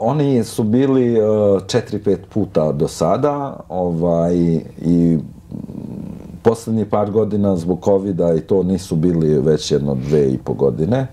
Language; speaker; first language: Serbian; non-native, local second language; Albanian